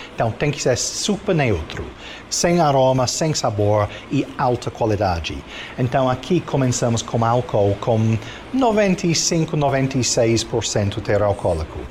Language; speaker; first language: Portuguese; non-native, fluent; English